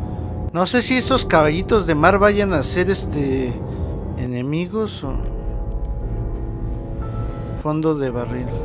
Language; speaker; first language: Spanish; native; Spanish